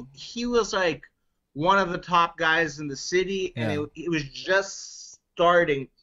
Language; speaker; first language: English; native; English